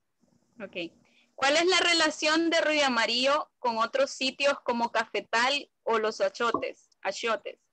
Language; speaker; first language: Spanish; native; Spanish